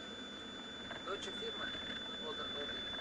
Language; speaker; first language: German; non-native, learner; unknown